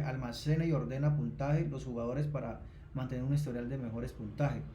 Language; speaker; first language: Spanish; native; Spanish